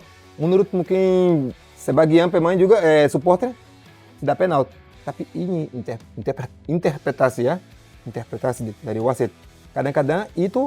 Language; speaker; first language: Indonesian; non-native, fluent; Portuguese